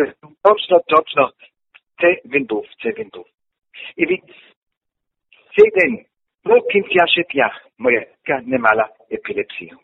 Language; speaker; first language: Ukrainian; non-native, learner; German